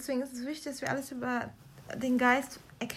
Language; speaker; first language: German; native; German